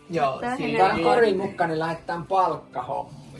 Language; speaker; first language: Finnish; native; Finnish